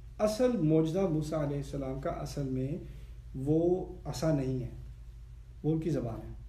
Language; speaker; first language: Urdu; early bilingual, heritage; Urdu